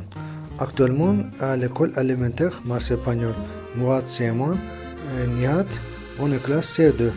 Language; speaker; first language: French; non-native, learner; Azerbaijani